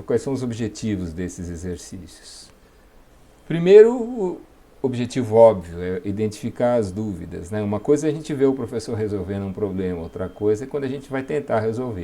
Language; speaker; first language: Portuguese; native; Portuguese